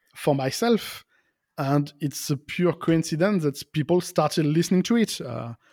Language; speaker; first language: English; non-native, learner; French